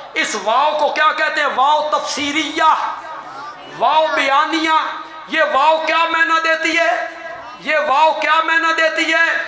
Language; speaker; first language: Urdu; non-native, local second language; Punjabi